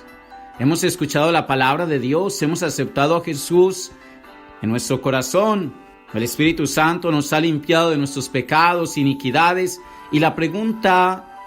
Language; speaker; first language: Spanish; native; Spanish